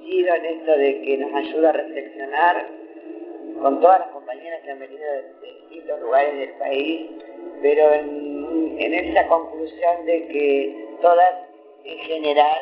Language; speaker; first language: Spanish; native; Spanish